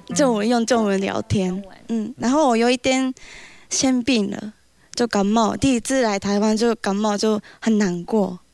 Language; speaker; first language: Chinese; non-native, learner; Japanese